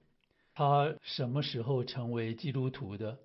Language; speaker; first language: Chinese; native; Chinese